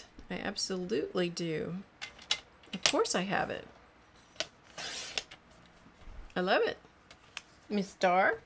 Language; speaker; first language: English; native; English